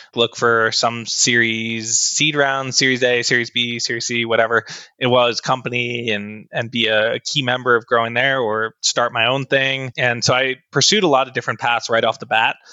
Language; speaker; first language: English; native; English